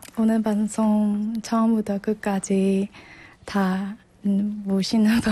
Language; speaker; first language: Korean; non-native, learner; Burmese